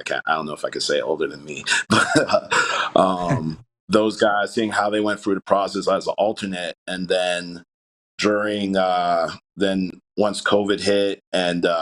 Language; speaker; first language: English; native; English